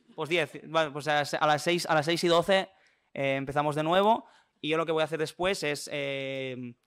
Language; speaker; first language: Spanish; native; Spanish